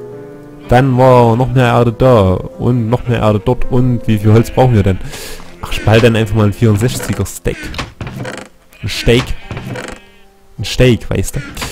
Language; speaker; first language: German; native; German